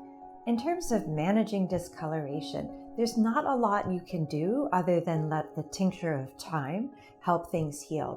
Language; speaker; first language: English; native; English